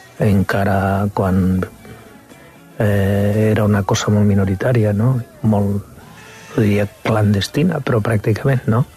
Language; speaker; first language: Catalan; non-native, local second language; Spanish